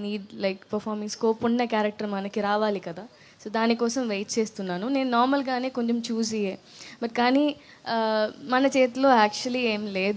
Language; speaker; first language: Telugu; non-native, learner; Tamil